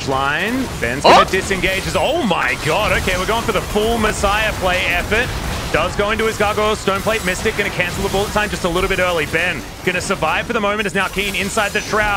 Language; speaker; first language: English; native; English